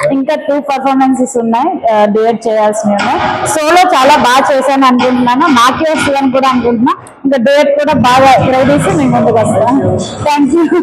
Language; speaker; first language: Telugu; native; Telugu